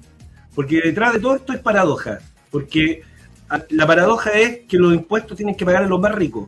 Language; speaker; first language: Spanish; native; Spanish